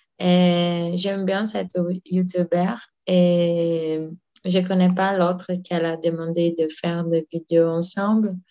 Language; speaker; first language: French; non-native, learner; Portuguese